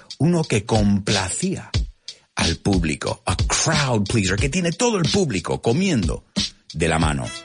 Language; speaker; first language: Spanish; early bilingual, heritage; Spanish